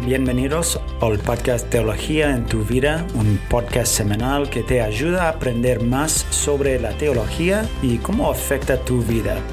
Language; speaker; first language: Spanish; non-native, fluent; English